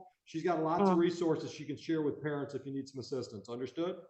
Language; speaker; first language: English; native; English